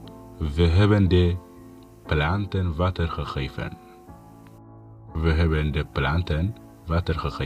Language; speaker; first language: Dutch; non-native, fluent; Tigrinya